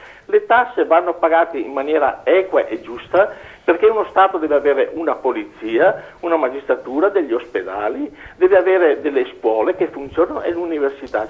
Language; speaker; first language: Italian; native; Italian